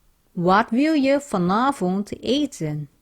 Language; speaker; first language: Dutch; non-native, fluent; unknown